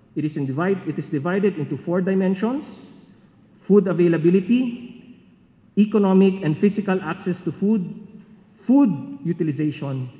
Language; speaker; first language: English; non-native, local second language; Filipino